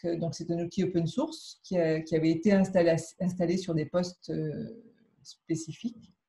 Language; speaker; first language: French; native; French